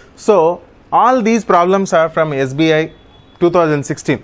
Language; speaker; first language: English; non-native, local second language; Telugu